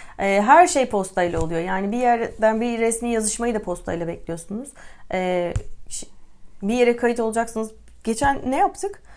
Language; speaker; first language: Turkish; native; Turkish